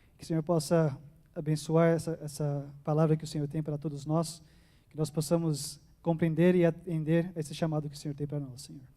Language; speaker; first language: Portuguese; early bilingual, heritage; Portuguese